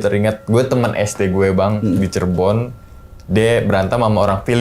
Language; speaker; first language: Indonesian; native; Indonesian